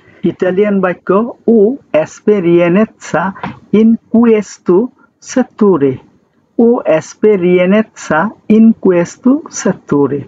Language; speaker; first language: Italian; non-native, fluent; Bangla